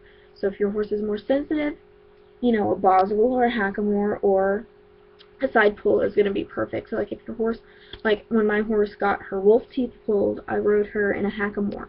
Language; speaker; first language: English; native; English